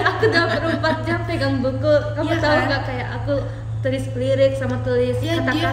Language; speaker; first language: Indonesian; early bilingual, heritage; Japanese